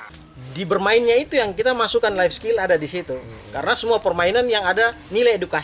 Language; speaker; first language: Indonesian; native; Indonesian